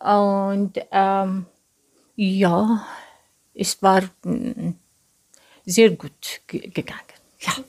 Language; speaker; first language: German; non-native, learner; Arabic